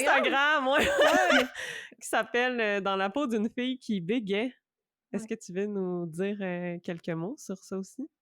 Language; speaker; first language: French; native; French